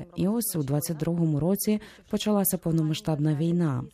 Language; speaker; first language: Ukrainian; native; Ukrainian